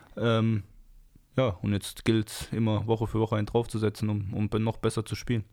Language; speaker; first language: German; native; German